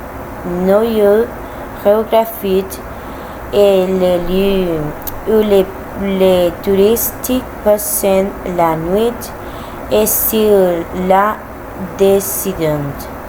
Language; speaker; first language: French; non-native, learner; Spanish